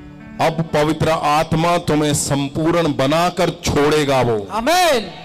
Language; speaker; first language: Hindi; non-native, local second language; Punjabi